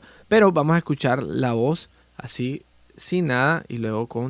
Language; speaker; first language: Spanish; native; Spanish